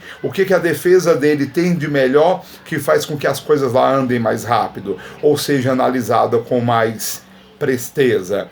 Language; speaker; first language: Portuguese; native; Portuguese